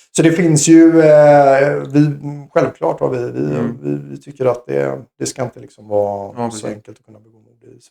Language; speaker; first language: Swedish; native; Swedish